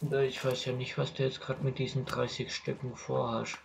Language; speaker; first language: German; native; German